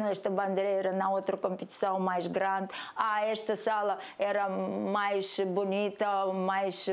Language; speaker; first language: Portuguese; non-native, learner; Russian